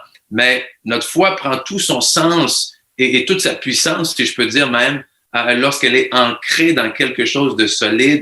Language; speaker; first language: French; native; French